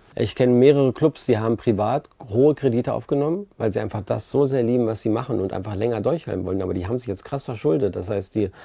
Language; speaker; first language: German; native; German